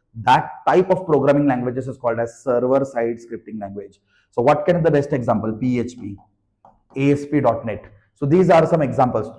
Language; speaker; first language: English; non-native, local second language; Marathi